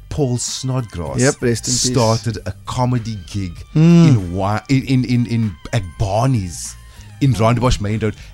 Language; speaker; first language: English; native; English